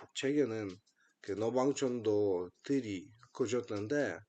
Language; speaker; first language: Korean; non-native, fluent; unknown